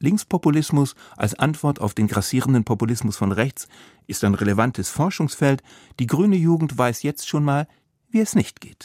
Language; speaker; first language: German; native; German